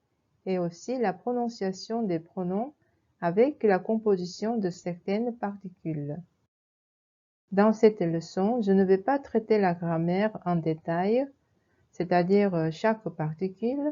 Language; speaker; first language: French; non-native, fluent; Korean